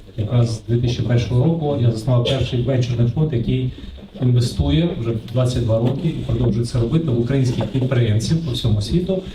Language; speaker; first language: Ukrainian; non-native, local second language; Russian